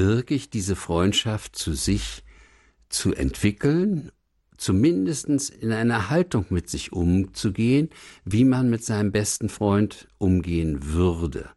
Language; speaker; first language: German; native; German